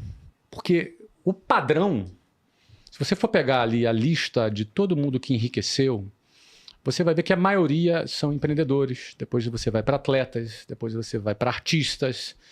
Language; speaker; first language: Portuguese; native; Portuguese